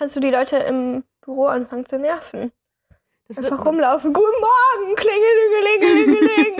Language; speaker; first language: German; native; German